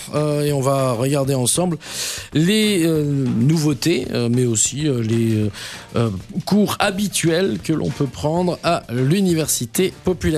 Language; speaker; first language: French; native; French